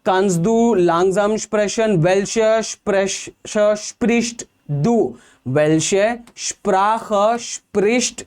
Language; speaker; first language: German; non-native, fluent; Hindi